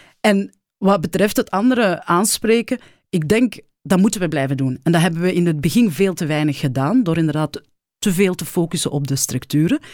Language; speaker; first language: Dutch; early bilingual, other home language; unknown